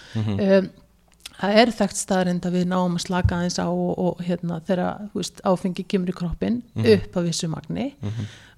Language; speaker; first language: Icelandic; early bilingual, heritage; Icelandic